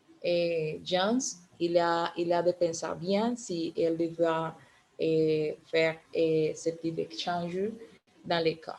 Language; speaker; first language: French; non-native, learner; Spanish